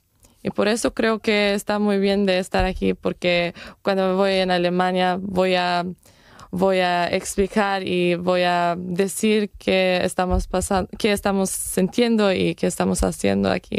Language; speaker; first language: Spanish; non-native, fluent; German